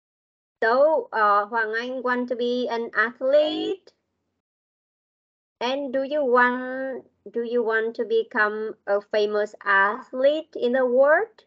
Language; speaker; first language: English; non-native, learner; Vietnamese